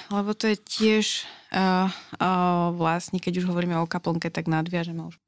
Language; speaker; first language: Slovak; native; Slovak